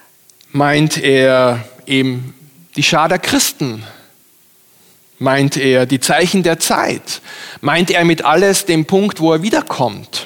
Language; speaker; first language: German; native; German